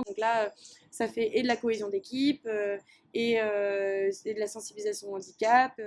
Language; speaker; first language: French; native; French